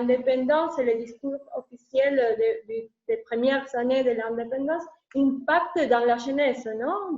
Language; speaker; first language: French; non-native, learner; Spanish